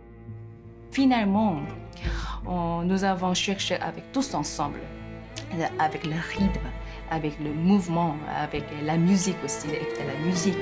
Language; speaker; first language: French; non-native, learner; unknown